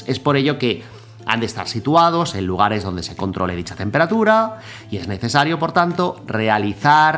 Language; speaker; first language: Spanish; native; Spanish